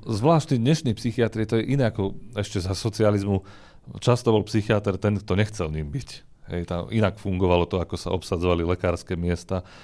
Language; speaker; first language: Slovak; native; Slovak